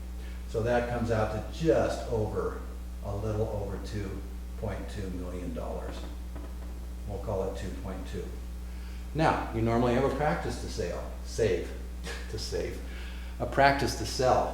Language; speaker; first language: English; native; English